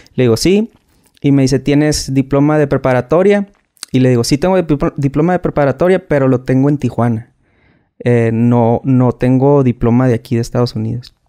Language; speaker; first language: Spanish; native; Spanish